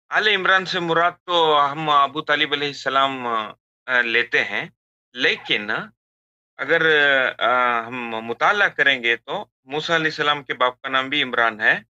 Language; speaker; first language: Urdu; native; Urdu